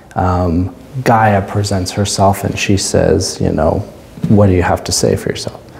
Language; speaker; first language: English; native; English